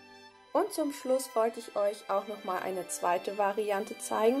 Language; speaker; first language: German; native; German